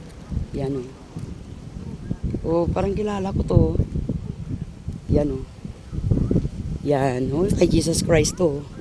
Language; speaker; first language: Filipino; non-native, local second language; Hiligaynon